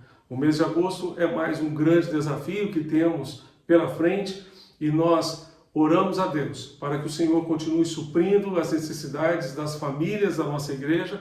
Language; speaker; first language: Portuguese; native; Portuguese